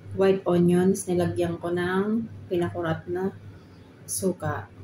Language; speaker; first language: Filipino; non-native, local second language; Bikol